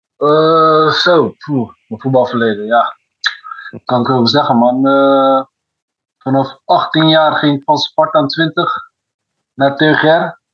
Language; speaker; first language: Dutch; native; Dutch